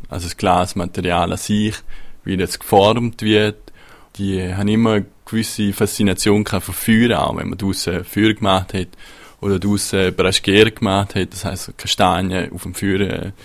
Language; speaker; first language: German; non-native, local second language; Italian